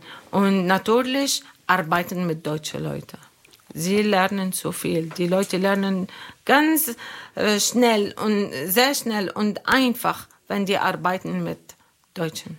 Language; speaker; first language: German; non-native, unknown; Arabic